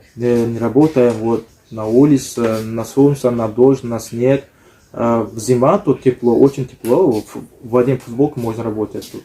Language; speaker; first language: Russian; non-native, learner; Uzbek